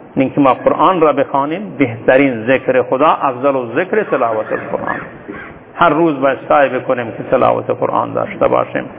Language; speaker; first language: Persian; non-native, local second language; Turkmen